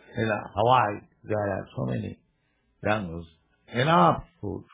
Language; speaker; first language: English; non-native, local second language; Bangla